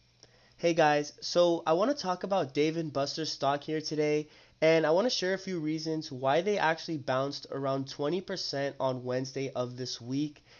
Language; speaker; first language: English; native; English